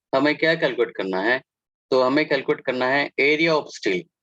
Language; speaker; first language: Hindi; non-native, local second language; Marathi